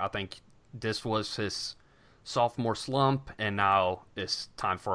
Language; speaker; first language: English; non-native, fluent; Swedish